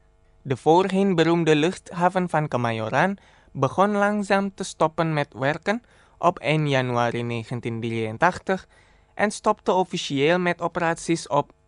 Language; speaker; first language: Dutch; non-native, fluent; Indonesian